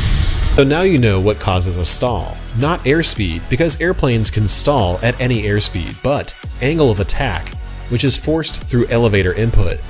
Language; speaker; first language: English; native; English